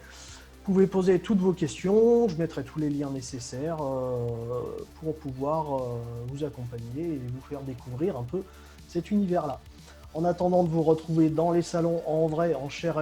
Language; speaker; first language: French; native; French